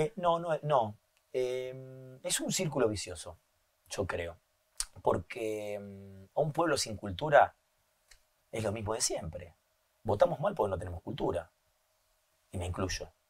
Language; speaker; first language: Spanish; native; Spanish